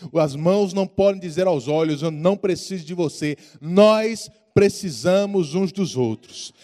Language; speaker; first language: Portuguese; native; Portuguese